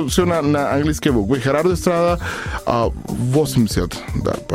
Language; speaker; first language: Russian; non-native, learner; Spanish